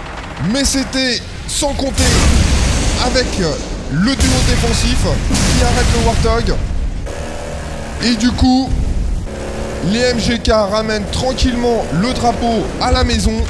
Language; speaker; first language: French; native; French